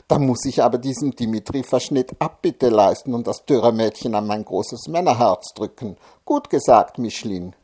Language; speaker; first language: German; native; German